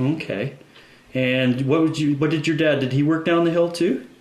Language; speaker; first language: English; native; English